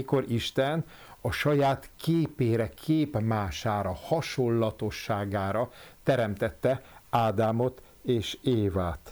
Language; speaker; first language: Hungarian; native; Hungarian